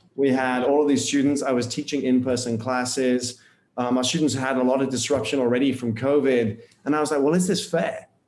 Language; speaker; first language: English; native; English